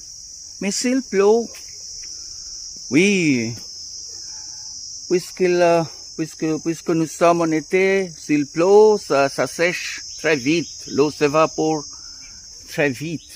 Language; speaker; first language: French; non-native, fluent; Bangla